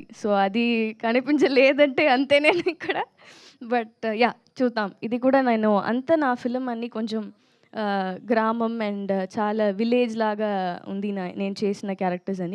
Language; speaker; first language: Telugu; non-native, learner; Tamil